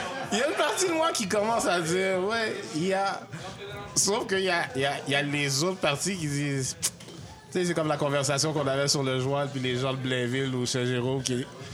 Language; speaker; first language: French; native; French